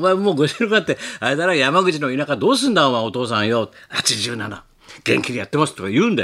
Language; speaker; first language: Japanese; native; Japanese